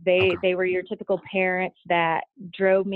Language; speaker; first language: English; native; English